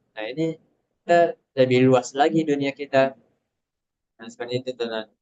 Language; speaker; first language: Indonesian; non-native, local second language; Minangkabau